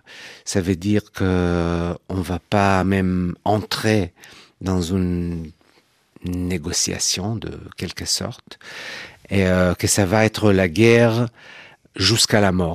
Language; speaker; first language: French; non-native, fluent; Hebrew